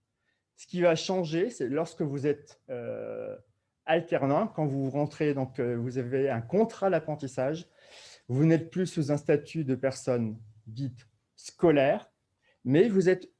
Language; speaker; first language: French; native; French